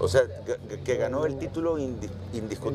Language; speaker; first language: Spanish; native; Spanish